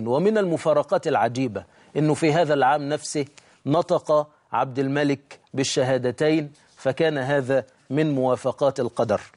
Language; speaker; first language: Arabic; native; Arabic